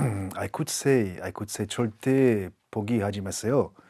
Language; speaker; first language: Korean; non-native, learner; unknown